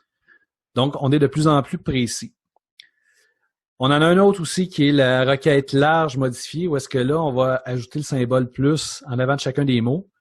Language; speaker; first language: French; native; French